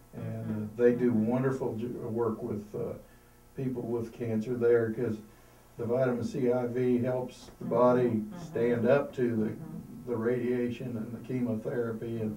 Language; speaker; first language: English; native; English